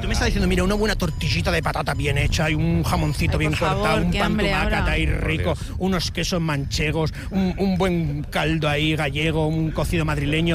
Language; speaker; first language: Spanish; native; Spanish